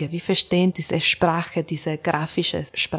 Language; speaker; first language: German; non-native, learner; Italian